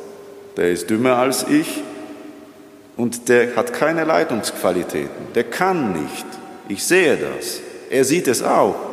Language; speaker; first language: German; non-native, fluent; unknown